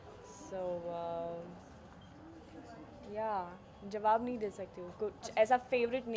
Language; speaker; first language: Hindi; non-native, fluent; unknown